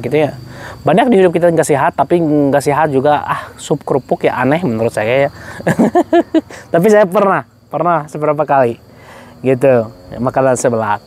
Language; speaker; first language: Indonesian; non-native, fluent; Arabic